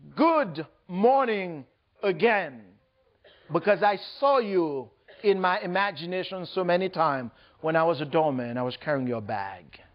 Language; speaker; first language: English; non-native, fluent; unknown